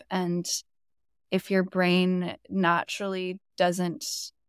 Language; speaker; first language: English; native; English